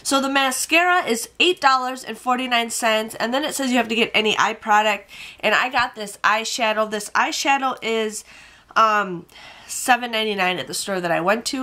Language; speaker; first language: English; native; English